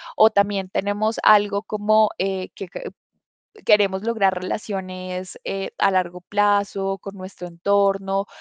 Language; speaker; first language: Spanish; native; Spanish